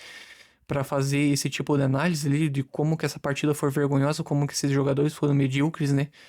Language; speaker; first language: Portuguese; native; Portuguese